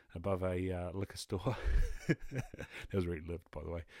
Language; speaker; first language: English; native; English